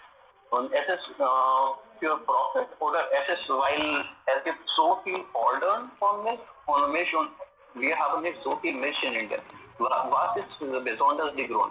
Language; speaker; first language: German; non-native, learner; Hindi